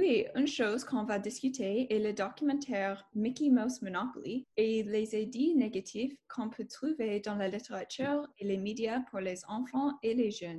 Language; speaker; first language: French; non-native, learner; English